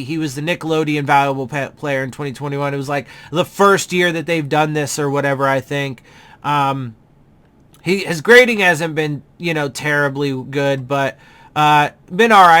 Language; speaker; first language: English; native; English